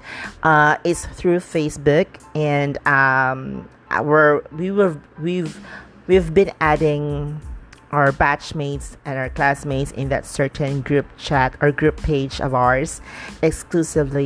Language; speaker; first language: English; non-native, local second language; Cebuano